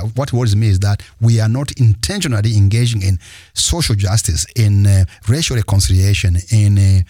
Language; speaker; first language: English; non-native, local second language; Kinyarwanda